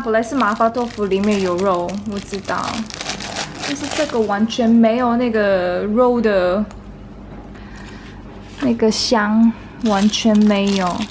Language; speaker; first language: Chinese; non-native, fluent; Korean